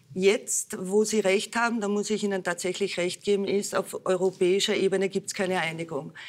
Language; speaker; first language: German; native; German